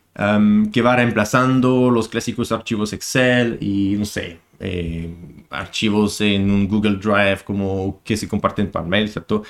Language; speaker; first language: Spanish; non-native, fluent; French